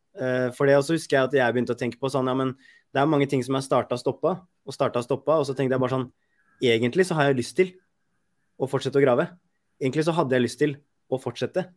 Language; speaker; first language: Norwegian; native; Norwegian